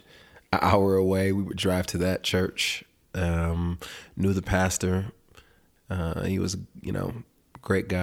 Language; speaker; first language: English; native; English